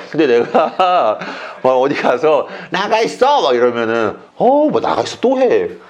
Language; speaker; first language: Korean; native; Korean